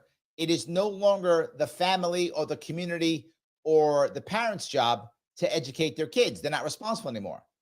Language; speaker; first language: English; native; English